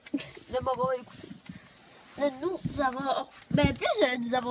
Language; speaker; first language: French; native; French